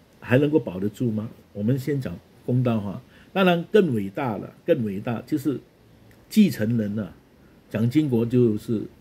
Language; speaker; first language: Chinese; native; Chinese